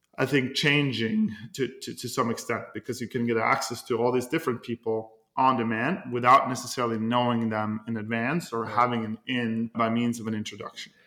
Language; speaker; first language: English; non-native, fluent; Norwegian